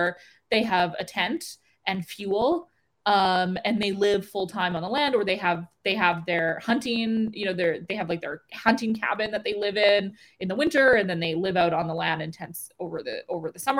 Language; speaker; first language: English; native; English